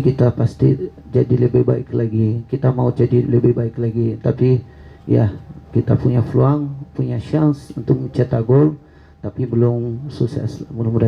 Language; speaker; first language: Indonesian; non-native, fluent; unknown